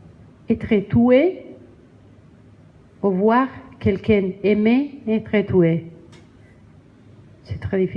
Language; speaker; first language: French; non-native, learner; Spanish